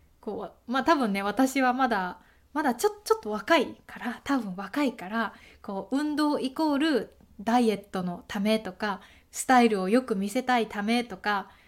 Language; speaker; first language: Japanese; native; Japanese